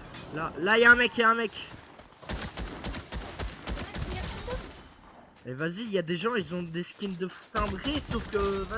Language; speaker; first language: French; native; French